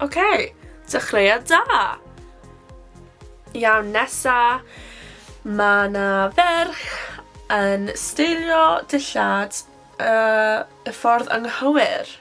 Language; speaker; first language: Welsh; non-native, local second language; English